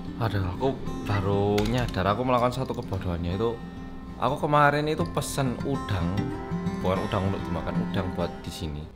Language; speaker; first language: Indonesian; early bilingual, other home language; Korean